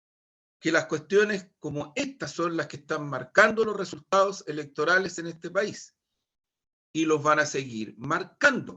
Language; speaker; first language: Spanish; native; Spanish